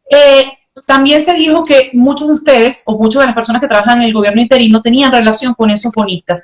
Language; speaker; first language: Spanish; native; Spanish